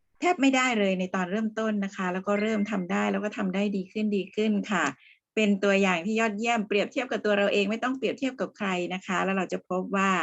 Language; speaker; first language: Thai; native; Thai